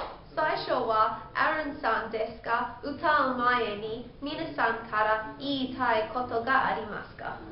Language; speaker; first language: Japanese; non-native, learner; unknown